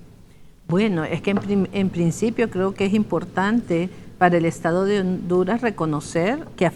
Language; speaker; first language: Spanish; native; Spanish